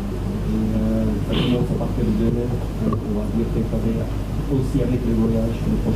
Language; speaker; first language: French; non-native, fluent; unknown